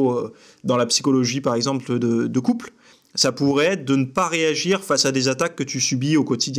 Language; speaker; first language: French; native; French